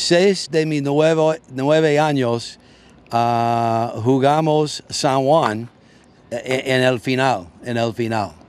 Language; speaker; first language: Spanish; non-native, learner; English